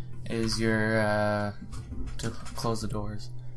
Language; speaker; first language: English; early bilingual, other home language; French